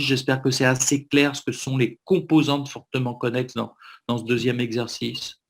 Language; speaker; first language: French; native; French